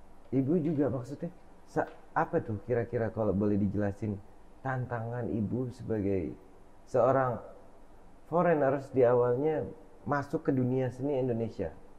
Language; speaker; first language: Indonesian; native; Indonesian